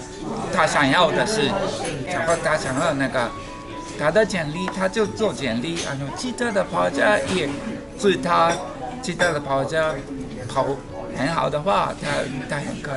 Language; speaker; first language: Chinese; non-native, learner; Japanese